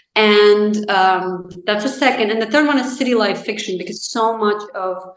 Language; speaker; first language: English; non-native, fluent; Azerbaijani